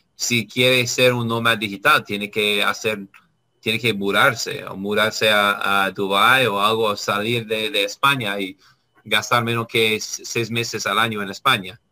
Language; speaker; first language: Spanish; non-native, learner; English